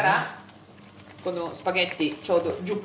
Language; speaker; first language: Japanese; non-native, learner; Italian